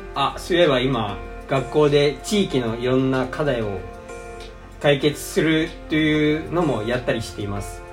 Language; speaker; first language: Japanese; early bilingual, other home language; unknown